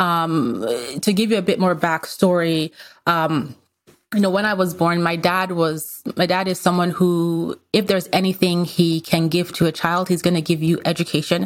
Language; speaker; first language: English; non-native, local second language; Yoruba